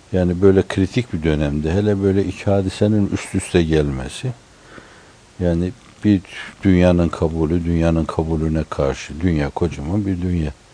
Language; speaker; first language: Turkish; native; Turkish